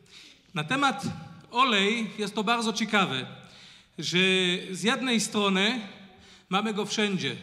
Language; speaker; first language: Polish; non-native, fluent; Hebrew